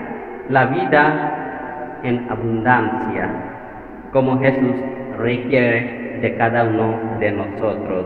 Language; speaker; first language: Spanish; non-native, fluent; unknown